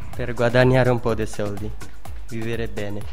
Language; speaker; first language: Italian; non-native, learner; Persian